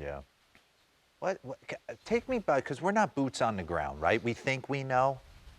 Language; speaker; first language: English; native; English